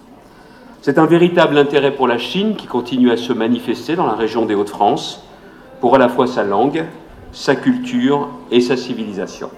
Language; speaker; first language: French; native; French